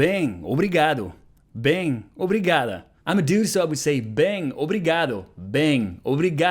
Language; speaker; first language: Portuguese; non-native, learner; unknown